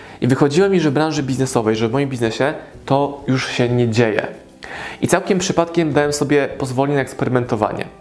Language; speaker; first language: Polish; native; Polish